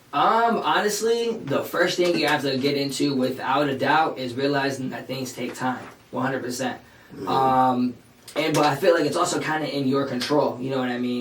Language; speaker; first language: English; early bilingual, other home language; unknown